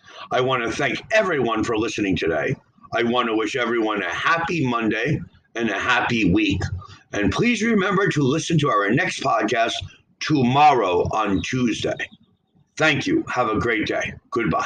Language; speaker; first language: English; native; English